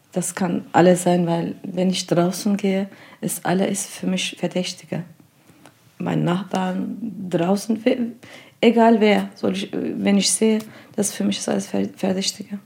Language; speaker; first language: German; non-native, learner; Turkish